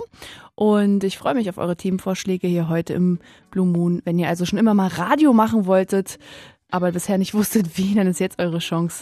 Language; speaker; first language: German; native; German